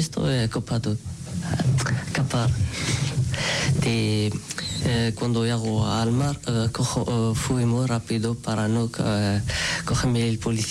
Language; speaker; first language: Spanish; non-native, learner; Arabic